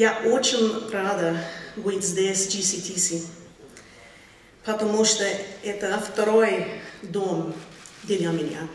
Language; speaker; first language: Russian; non-native, fluent; English